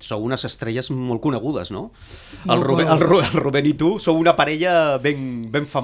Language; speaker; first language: Catalan; native; Catalan